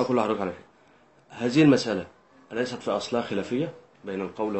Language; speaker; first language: Arabic; native; Arabic